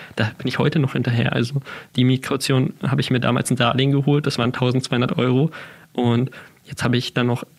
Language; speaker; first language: German; native; German